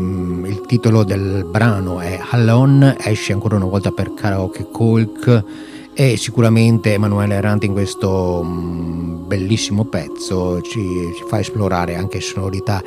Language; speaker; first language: Italian; native; Italian